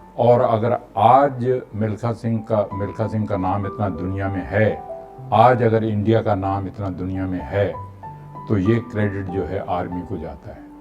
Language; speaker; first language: Urdu; non-native, local second language; Punjabi